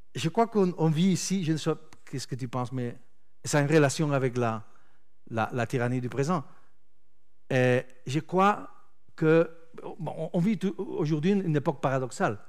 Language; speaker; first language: French; non-native, fluent; Spanish